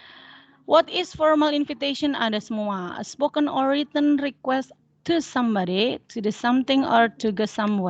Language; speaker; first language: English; non-native, fluent; Indonesian